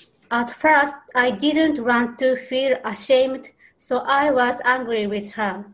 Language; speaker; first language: English; non-native, learner; Japanese